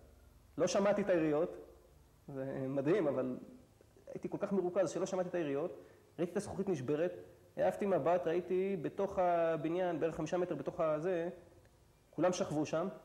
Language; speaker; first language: Hebrew; native; Hebrew